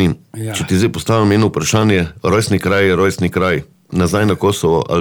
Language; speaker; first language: Slovenian; native; Slovenian